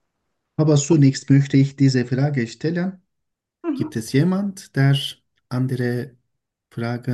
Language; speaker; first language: German; non-native, learner; Turkish